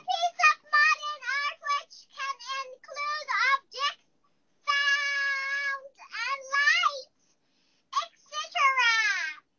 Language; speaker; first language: English; non-native, learner; Chinese